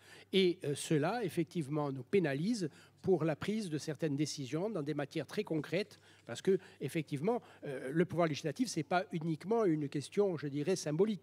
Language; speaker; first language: French; native; French